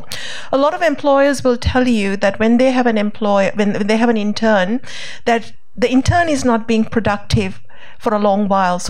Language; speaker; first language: English; non-native, local second language; Sinhala